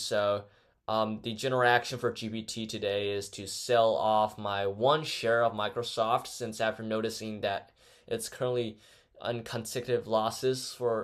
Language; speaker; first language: English; non-native, fluent; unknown